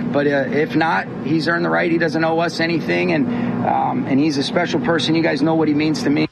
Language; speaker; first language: English; native; English